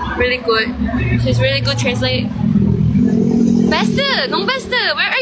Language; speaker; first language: English; non-native, learner; Thai